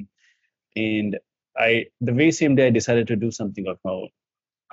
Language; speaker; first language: English; non-native, local second language; Hindi